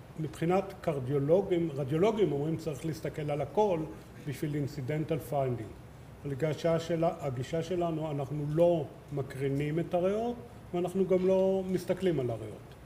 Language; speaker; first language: Hebrew; native; Hebrew